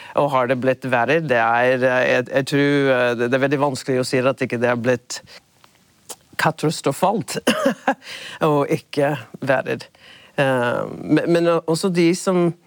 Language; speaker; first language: Norwegian; non-native, fluent; English